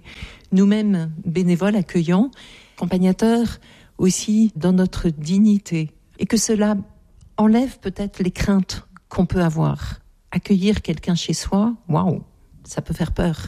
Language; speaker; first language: French; native; French